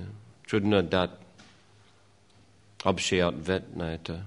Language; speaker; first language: Russian; non-native, fluent; English